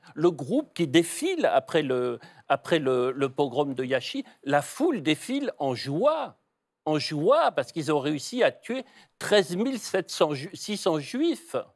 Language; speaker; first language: French; native; French